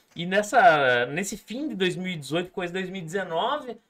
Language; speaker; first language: Portuguese; native; Portuguese